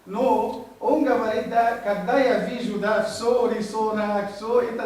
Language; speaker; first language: Russian; non-native, learner; Arabic